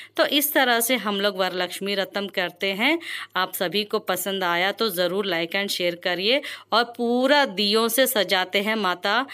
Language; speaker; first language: Hindi; non-native, local second language; Telugu